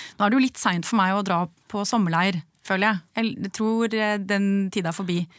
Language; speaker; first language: Norwegian; native; Norwegian